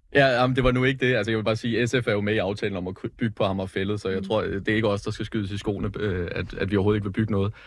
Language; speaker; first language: Danish; native; Danish